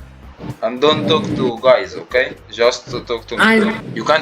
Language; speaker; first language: English; non-native, learner; Arabic